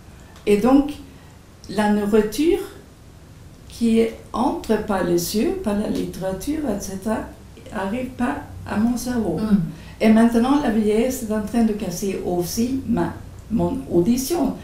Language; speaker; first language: French; non-native, fluent; Swedish